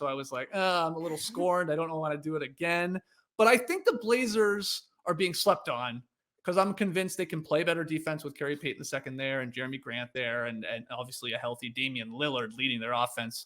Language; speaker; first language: English; native; English